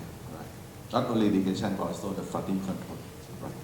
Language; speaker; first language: English; non-native, learner; Thai